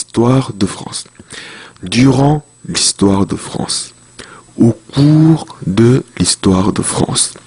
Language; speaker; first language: French; non-native, fluent; Korean